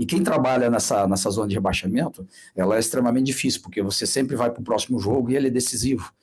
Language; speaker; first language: Portuguese; non-native, fluent; Spanish